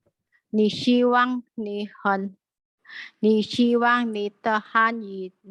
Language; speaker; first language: Chinese; non-native, learner; Indonesian